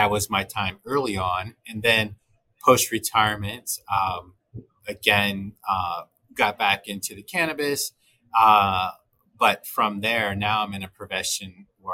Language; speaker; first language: English; native; English